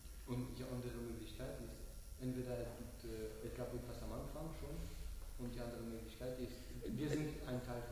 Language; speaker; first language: German; non-native, learner; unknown